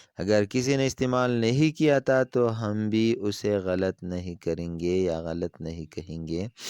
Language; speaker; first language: Urdu; non-native, local second language; Pashto